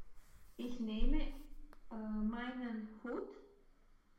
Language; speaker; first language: German; non-native, learner; Romanian